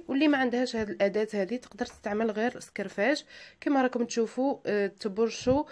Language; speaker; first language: Arabic; native; Arabic